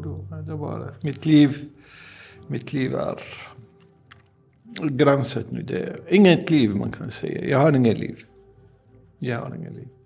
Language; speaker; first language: Swedish; non-native, learner; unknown